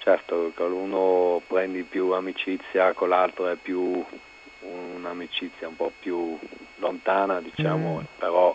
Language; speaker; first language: Italian; non-native, local second language; German